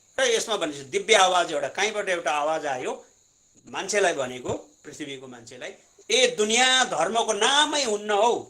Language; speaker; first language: Nepali; native; Nepali